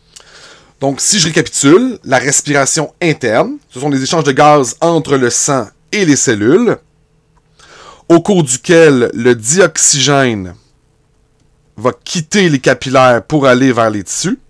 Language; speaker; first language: French; native; French